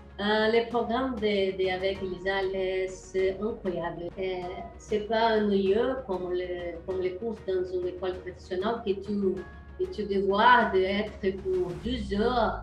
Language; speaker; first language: French; non-native, learner; Portuguese